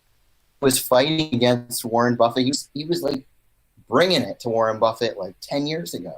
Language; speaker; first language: English; native; English